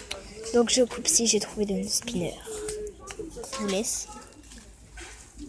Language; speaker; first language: French; native; French